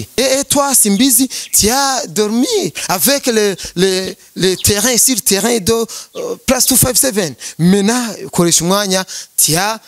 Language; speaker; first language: French; non-native, learner; Rundi